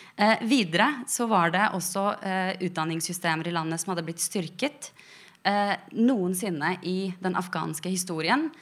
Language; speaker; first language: Norwegian; early bilingual, other home language; Persian